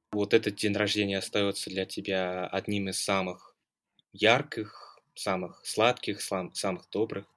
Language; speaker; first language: Russian; non-native, fluent; English